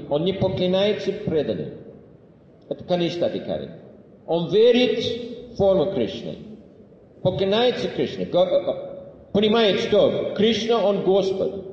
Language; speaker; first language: Russian; non-native, fluent; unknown